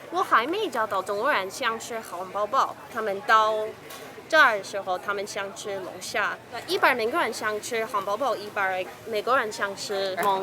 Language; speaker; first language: Chinese; non-native, learner; English